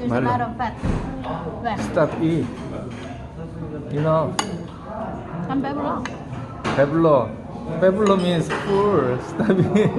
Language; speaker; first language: English; non-native, learner; Korean